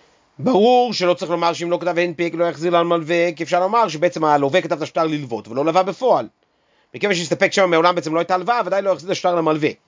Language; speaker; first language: Hebrew; native; Hebrew